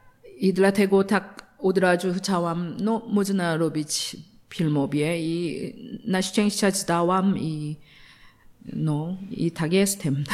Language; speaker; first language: Polish; non-native, learner; Korean